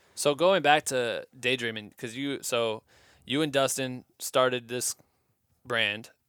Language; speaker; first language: English; native; English